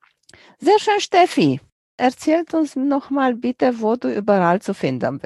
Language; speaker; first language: German; non-native, fluent; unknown